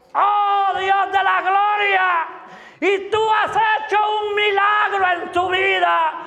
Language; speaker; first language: Spanish; native; Spanish